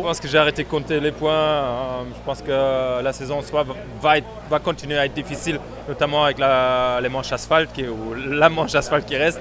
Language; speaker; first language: French; native; French